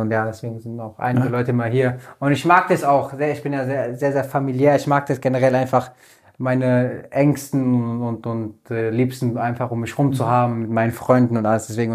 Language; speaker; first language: German; native; German